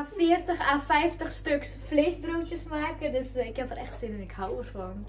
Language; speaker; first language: Dutch; native; Dutch